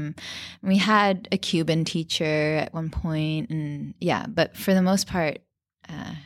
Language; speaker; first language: English; native; English